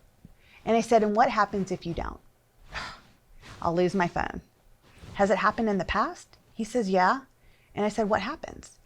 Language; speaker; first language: English; native; English